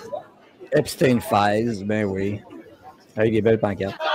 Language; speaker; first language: French; native; French